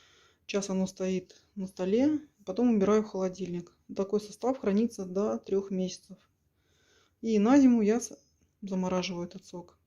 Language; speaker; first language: Russian; native; Russian